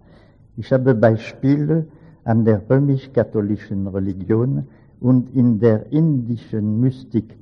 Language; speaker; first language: German; non-native, learner; French